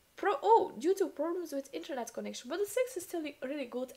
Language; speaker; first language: English; non-native, fluent; Dutch